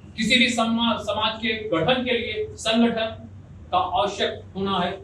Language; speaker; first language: Hindi; native; Hindi